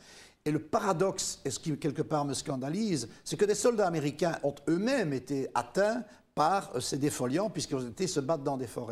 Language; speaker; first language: French; native; French